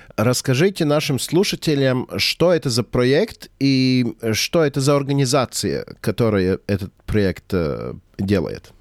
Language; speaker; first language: Russian; non-native, fluent; Latvian